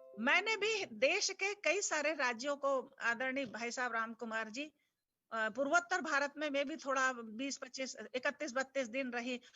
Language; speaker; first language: Hindi; native; Hindi